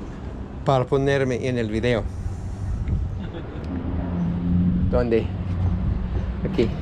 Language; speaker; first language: Spanish; non-native, learner; English